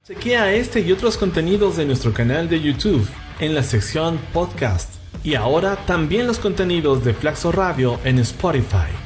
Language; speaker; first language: Spanish; native; Spanish